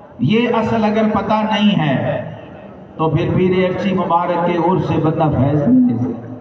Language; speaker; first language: Urdu; non-native, local second language; Punjabi